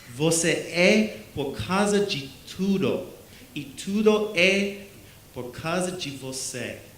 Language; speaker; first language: Portuguese; non-native, learner; English